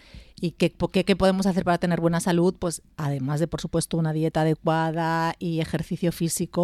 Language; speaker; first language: Spanish; native; Spanish